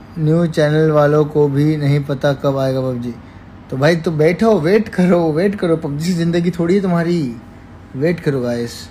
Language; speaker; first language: Hindi; native; Hindi